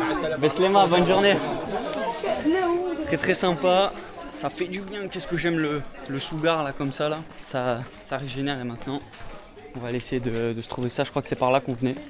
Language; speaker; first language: French; native; French